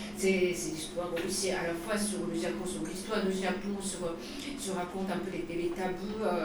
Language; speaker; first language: French; non-native, fluent; Japanese